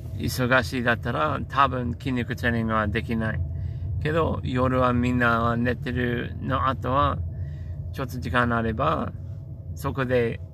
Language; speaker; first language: Japanese; non-native, learner; English